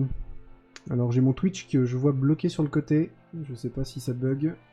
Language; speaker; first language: French; native; French